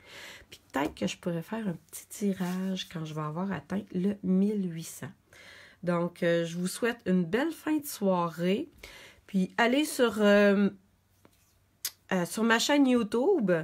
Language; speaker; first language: French; native; French